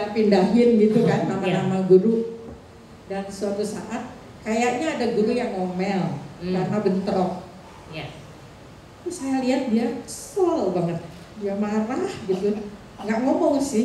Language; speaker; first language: Indonesian; native; Indonesian